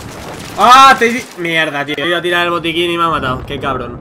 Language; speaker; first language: Spanish; native; Spanish